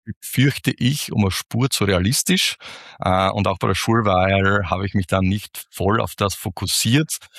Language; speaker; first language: German; native; German